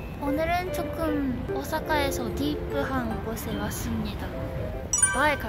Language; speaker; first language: Korean; non-native, fluent; Japanese